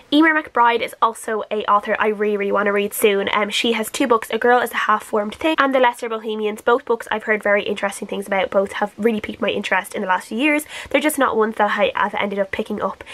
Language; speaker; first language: English; native; English